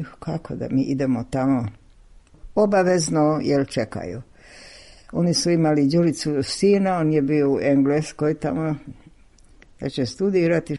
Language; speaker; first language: Serbian; non-native, local second language; Hungarian